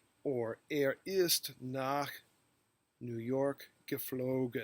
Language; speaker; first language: German; non-native, fluent; English